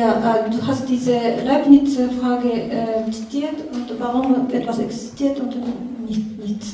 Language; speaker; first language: German; non-native, learner; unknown